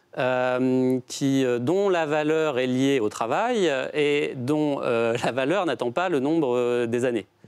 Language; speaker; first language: French; native; French